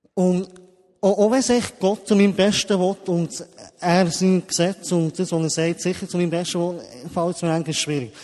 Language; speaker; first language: German; native; German